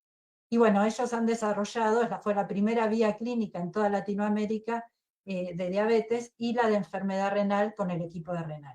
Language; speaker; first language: Spanish; native; Spanish